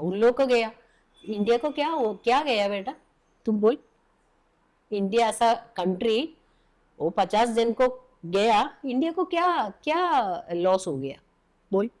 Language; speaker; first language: Hindi; non-native, local second language; Malayalam